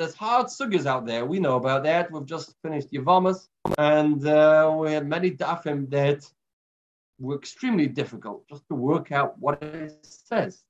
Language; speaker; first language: English; native; English